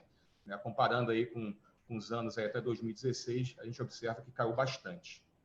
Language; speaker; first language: Portuguese; native; Portuguese